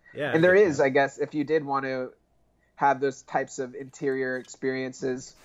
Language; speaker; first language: English; native; English